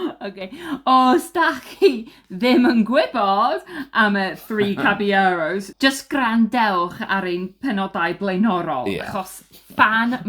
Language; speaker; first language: Welsh; non-native, fluent; English